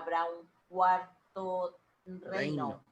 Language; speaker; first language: Spanish; native; Spanish